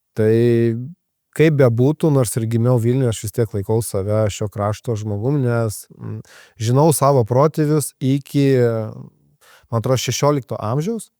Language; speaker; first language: Lithuanian; non-native, local second language; Polish